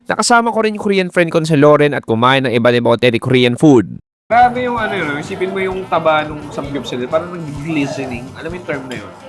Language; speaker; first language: Filipino; native; Filipino